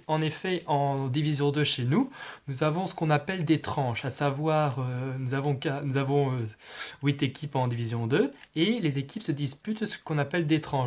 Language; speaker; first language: French; native; French